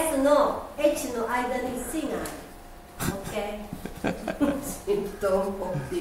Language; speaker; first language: Japanese; non-native, learner; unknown